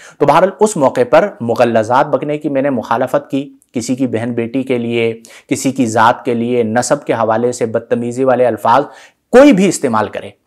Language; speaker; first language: Urdu; native; Urdu